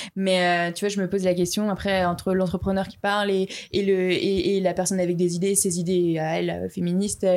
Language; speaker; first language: French; native; French